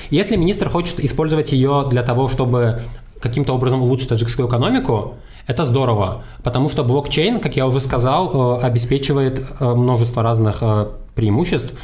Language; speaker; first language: Russian; non-native, local second language; Tajik